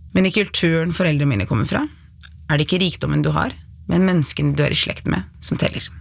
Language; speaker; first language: Norwegian; early bilingual, other home language; Arabic